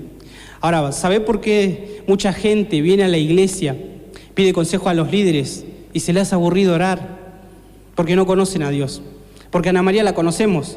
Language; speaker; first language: Spanish; native; Spanish